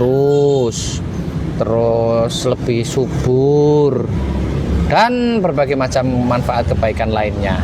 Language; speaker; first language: Indonesian; native; Indonesian